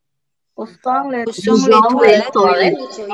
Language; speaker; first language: French; non-native, learner; Indonesian